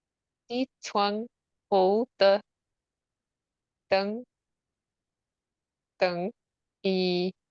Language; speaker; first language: Chinese; non-native, learner; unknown